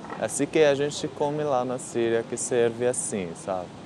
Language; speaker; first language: Portuguese; non-native, learner; Arabic